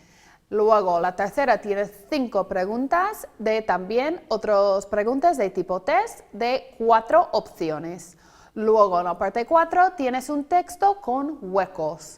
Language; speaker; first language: Spanish; non-native, fluent; English